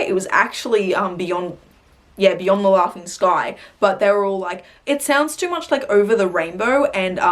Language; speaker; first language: English; native; English